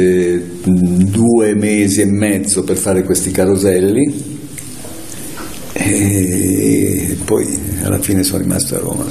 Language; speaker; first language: Italian; native; Italian